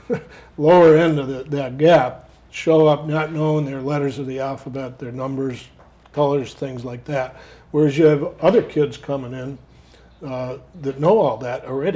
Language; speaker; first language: English; native; English